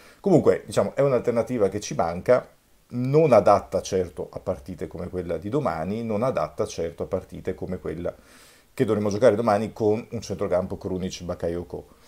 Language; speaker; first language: Italian; native; Italian